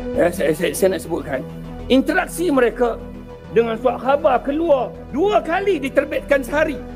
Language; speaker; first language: Malay; native; Malay